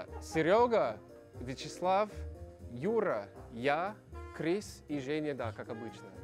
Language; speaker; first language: Russian; non-native, fluent; English